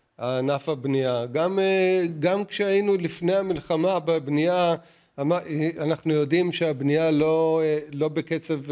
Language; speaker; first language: Hebrew; native; Hebrew